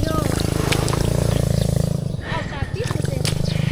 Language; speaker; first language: Finnish; non-native, learner; Thai